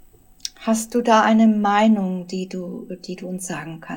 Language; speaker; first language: German; native; German